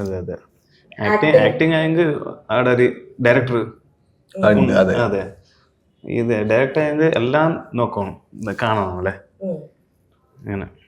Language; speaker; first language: Malayalam; non-native, learner; Tulu